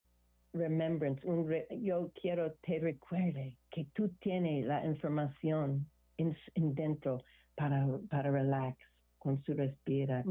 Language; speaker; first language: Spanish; non-native, learner; English